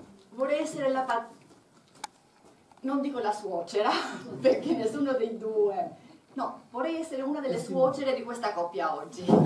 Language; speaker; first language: Italian; non-native, fluent; Albanian